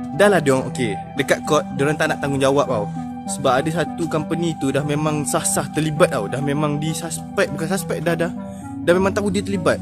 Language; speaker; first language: Malay; native; Malay